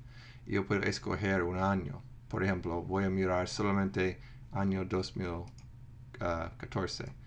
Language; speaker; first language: Spanish; non-native, fluent; English